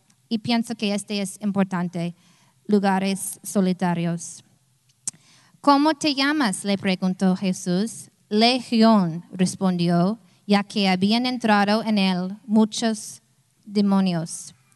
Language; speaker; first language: Spanish; non-native, fluent; English